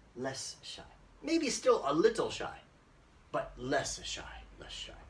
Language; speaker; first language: English; native; English